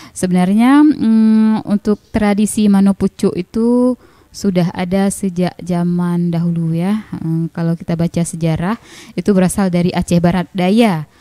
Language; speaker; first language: Indonesian; non-native, local second language; Achinese